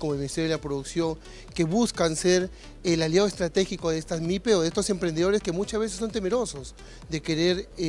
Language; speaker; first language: Spanish; native; Spanish